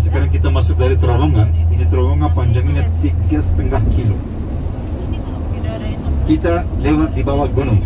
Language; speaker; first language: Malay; non-native, fluent; Turkish